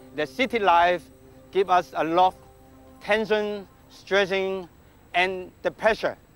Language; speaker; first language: English; non-native, local second language; Cantonese